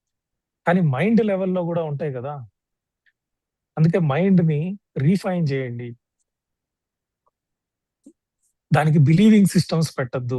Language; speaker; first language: Telugu; native; Telugu